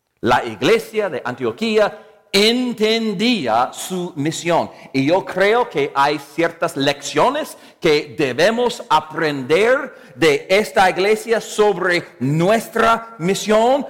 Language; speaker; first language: Spanish; non-native, fluent; English